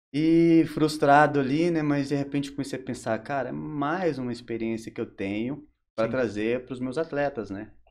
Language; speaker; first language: Portuguese; native; Portuguese